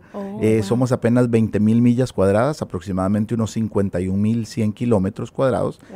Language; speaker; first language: Spanish; native; Spanish